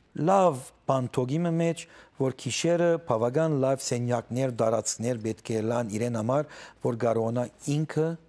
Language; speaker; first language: Armenian; early bilingual, heritage; Armenian